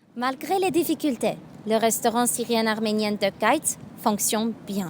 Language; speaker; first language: French; non-native, fluent; Armenian